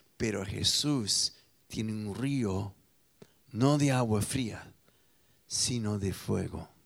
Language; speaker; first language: Spanish; non-native, fluent; English